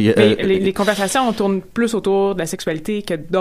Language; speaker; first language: French; native; French